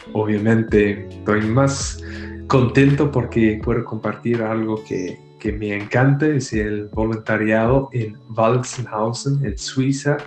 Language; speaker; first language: Spanish; non-native, fluent; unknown